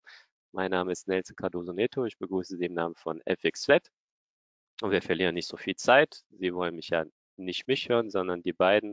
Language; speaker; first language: German; native; German